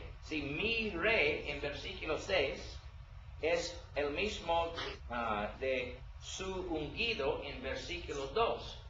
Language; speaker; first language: Spanish; non-native, learner; English